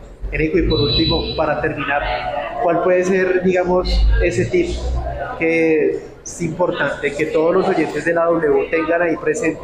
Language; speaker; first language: Spanish; native; Spanish